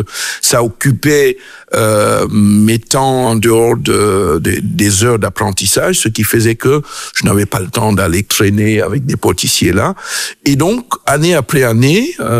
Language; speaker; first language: French; native; French